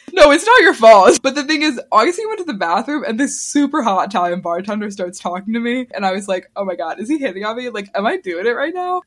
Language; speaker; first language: English; early bilingual, other home language; Italian